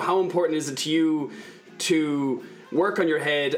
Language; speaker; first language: English; native; English